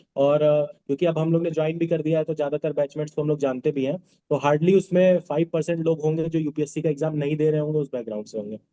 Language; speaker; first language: Hindi; non-native, local second language; Bhojpuri